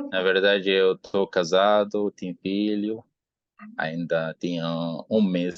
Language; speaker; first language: Portuguese; non-native, learner; Arabic